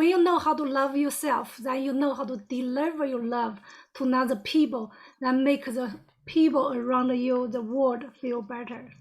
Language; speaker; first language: English; non-native, fluent; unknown